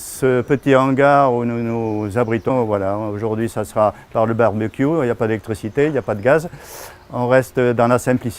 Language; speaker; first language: French; native; French